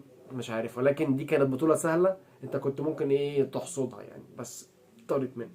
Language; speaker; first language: Arabic; native; Arabic